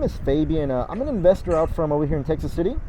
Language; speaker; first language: English; native; English